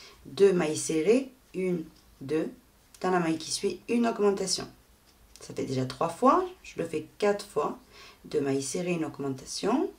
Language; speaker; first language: French; native; French